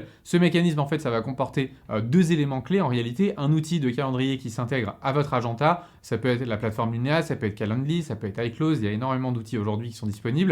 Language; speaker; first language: French; native; French